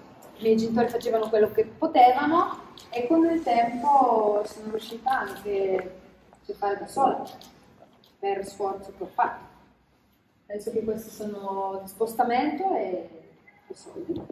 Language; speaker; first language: Italian; non-native, fluent; Polish